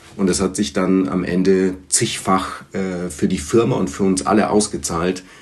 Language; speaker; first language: German; early bilingual, other home language; Bulgarian